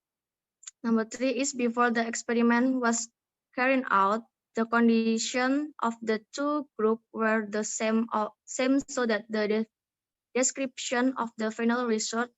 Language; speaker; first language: English; non-native, learner; Indonesian